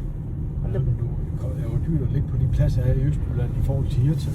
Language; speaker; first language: Danish; native; Danish